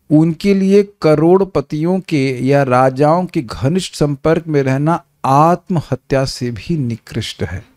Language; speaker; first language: Hindi; native; Hindi